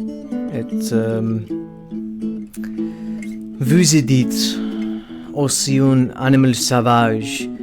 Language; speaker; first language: French; non-native, learner; English